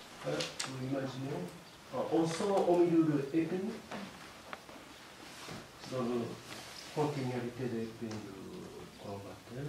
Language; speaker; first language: French; non-native, learner; Japanese